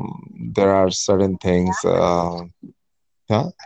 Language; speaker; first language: English; non-native, local second language; Bangla